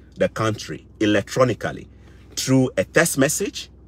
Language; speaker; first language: English; non-native, local second language; Akan